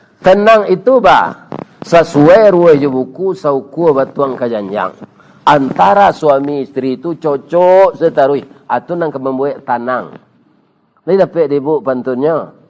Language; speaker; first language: Malay; non-native, local second language; Minangkabau